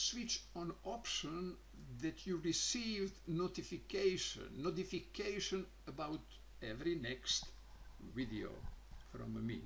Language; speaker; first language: English; non-native, learner; Croatian